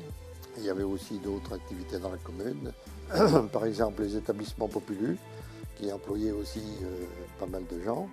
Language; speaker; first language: French; native; French